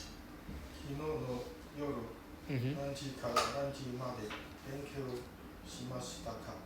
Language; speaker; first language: Japanese; non-native, learner; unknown